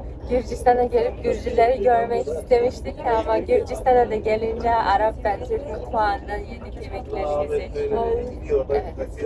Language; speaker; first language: Turkish; non-native, fluent; Kyrgyz